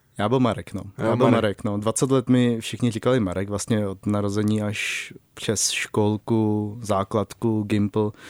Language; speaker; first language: Czech; early bilingual, other home language; Vietnamese